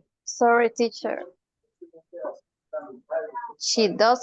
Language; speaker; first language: English; non-native, learner; Spanish